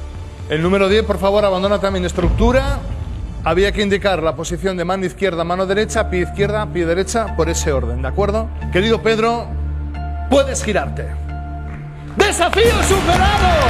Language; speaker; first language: Spanish; native; Spanish